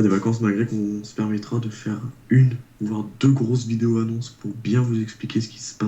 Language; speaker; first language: French; native; French